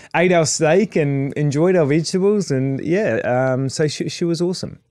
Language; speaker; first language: English; native; English